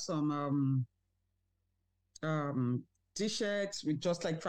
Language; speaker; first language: English; non-native, local second language; Yoruba